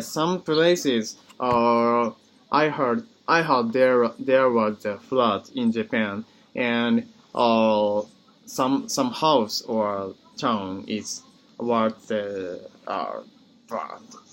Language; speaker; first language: English; non-native, learner; Japanese